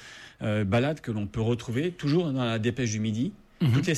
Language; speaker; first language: French; native; French